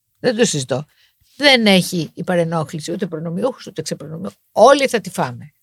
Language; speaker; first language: Greek; native; Greek